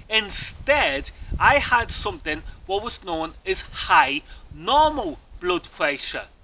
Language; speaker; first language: English; native; English